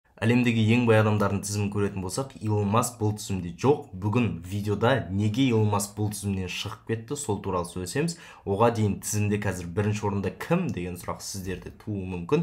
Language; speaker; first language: Kazakh; native; Kazakh